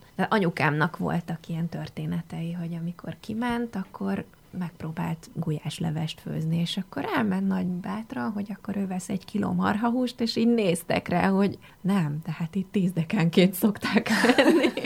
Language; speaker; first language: Hungarian; native; Hungarian